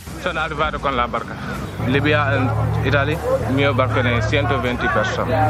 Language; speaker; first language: Italian; non-native, learner; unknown